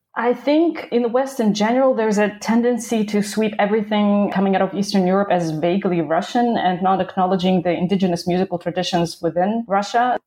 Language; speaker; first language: English; non-native, fluent; Russian